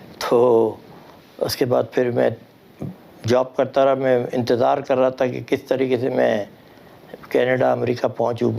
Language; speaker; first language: Urdu; native; Urdu